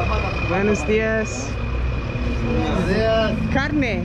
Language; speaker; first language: Spanish; non-native, learner; Serbian